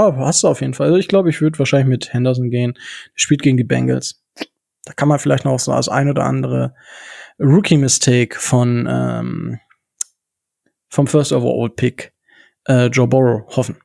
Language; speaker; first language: German; native; German